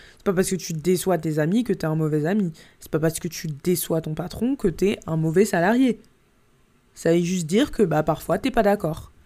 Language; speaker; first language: French; native; French